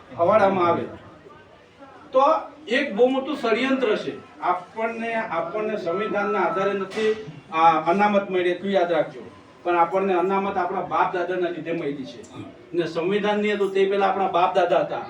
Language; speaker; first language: Gujarati; non-native, local second language; Vasavi